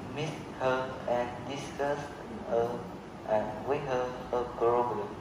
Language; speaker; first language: English; non-native, learner; Vietnamese